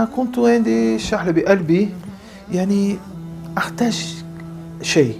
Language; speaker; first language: Arabic; non-native, learner; Portuguese